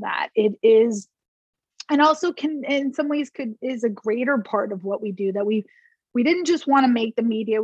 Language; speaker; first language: English; native; English